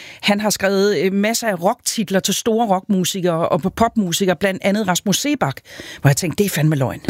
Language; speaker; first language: Danish; native; Danish